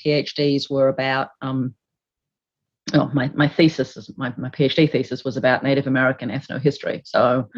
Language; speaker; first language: English; native; English